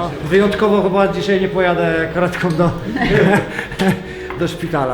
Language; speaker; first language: Polish; native; Polish